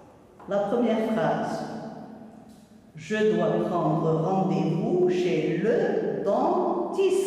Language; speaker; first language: French; non-native, local second language; Arabic